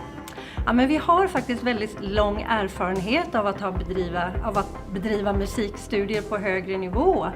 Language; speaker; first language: Swedish; native; Swedish